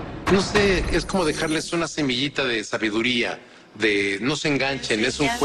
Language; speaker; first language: Spanish; native; Spanish